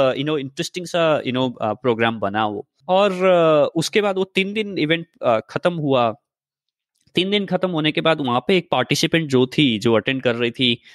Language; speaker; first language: Hindi; native; Hindi